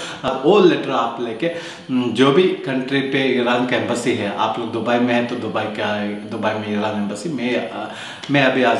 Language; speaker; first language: Hindi; non-native, local second language; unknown